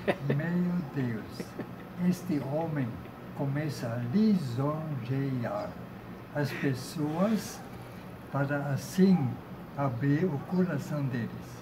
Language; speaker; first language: Portuguese; non-native, fluent; German